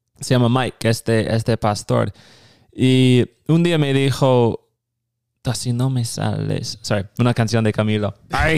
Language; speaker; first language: Spanish; non-native, fluent; English